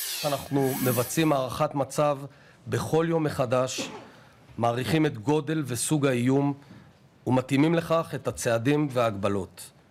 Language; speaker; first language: Hebrew; native; Hebrew